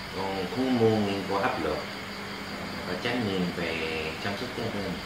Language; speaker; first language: Vietnamese; non-native, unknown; Korean